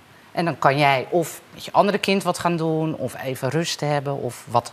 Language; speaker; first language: Dutch; native; Dutch